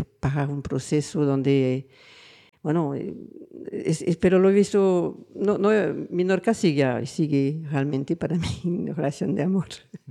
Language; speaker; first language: Spanish; non-native, fluent; French